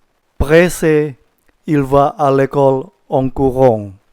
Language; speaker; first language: French; non-native, fluent; Indonesian